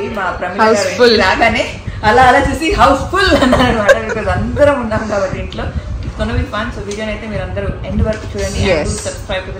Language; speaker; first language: Telugu; native; Telugu